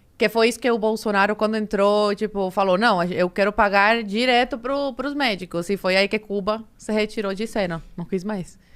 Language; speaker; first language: Portuguese; early bilingual, other home language; Spanish